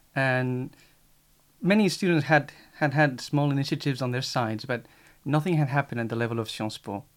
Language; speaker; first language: English; non-native, fluent; Spanish